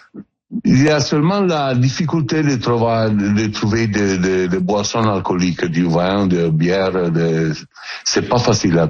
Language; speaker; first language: French; non-native, learner; Italian